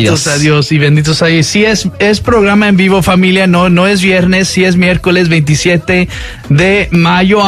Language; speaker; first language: Spanish; early bilingual, heritage; Spanish